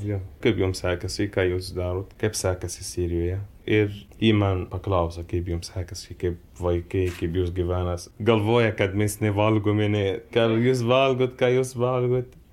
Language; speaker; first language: Lithuanian; non-native, learner; Arabic